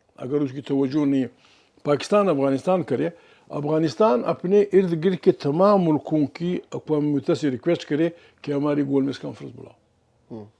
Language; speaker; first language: Urdu; non-native, local second language; Pashto